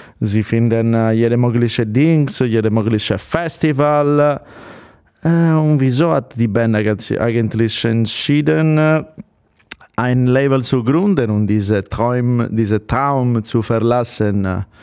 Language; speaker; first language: German; non-native, fluent; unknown